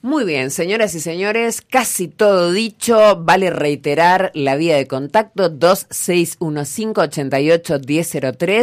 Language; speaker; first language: Spanish; native; Spanish